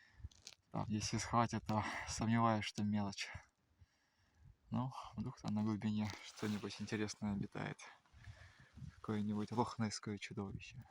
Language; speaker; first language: Russian; native; Russian